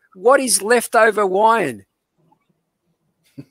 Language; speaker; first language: English; native; English